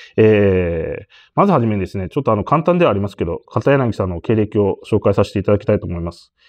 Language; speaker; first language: Japanese; native; Japanese